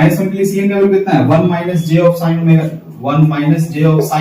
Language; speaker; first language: Hindi; native; Hindi